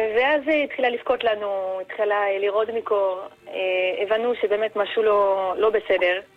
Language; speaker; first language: Hebrew; non-native, fluent; French